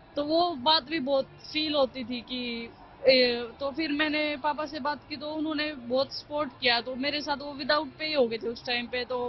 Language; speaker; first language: Hindi; native; Hindi